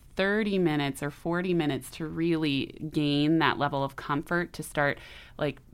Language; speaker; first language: English; native; English